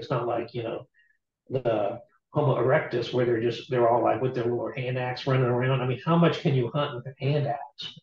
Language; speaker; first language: English; native; English